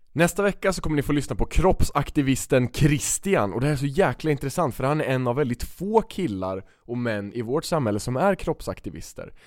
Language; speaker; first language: Swedish; native; Swedish